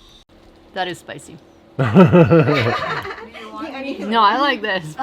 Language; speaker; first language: English; native; English